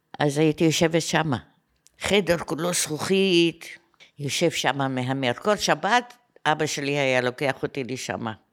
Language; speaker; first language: Hebrew; non-native, fluent; Arabic